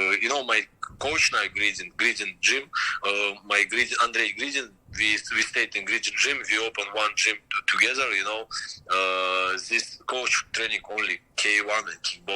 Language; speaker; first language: English; non-native, learner; Russian